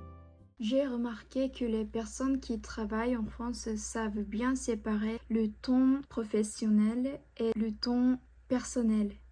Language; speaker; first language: French; non-native, fluent; Japanese